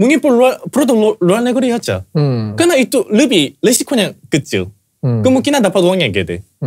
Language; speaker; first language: Indonesian; non-native, fluent; Korean